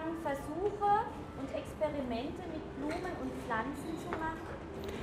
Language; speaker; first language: German; native; German